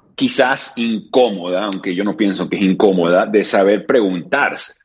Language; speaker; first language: Spanish; native; Spanish